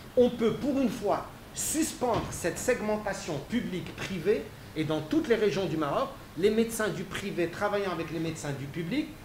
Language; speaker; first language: French; non-native, local second language; Arabic